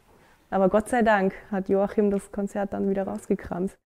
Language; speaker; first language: German; native; German